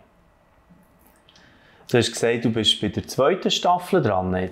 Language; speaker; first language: German; native; German